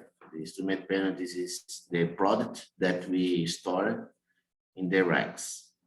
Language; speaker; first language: English; non-native, learner; Portuguese